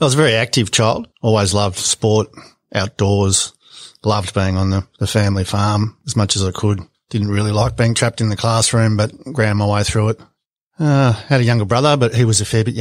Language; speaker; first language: English; native; English